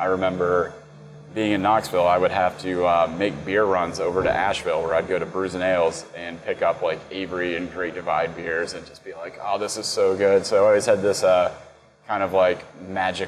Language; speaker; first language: English; native; English